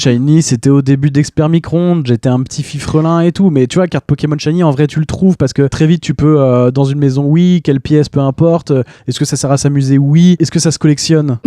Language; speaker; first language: French; native; French